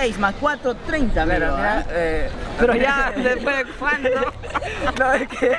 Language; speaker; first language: Spanish; native; Spanish